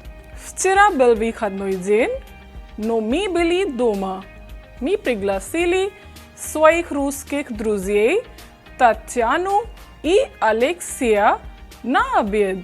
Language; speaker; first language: Russian; non-native, fluent; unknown